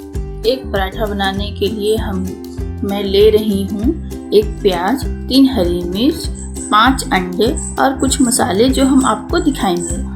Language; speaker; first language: Hindi; native; Hindi